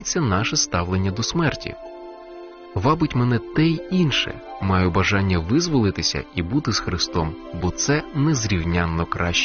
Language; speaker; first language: Ukrainian; native; Ukrainian